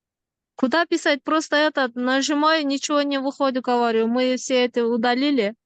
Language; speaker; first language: Russian; non-native, local second language; Kyrgyz